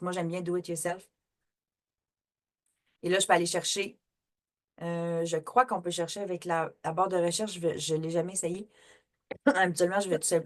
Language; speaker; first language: French; native; French